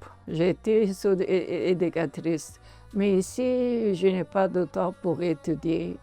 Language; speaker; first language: French; non-native, learner; Persian